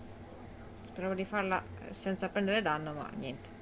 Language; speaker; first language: Italian; native; Italian